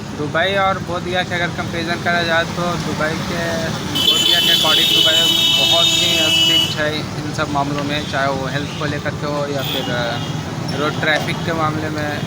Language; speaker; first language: Hindi; native; Hindi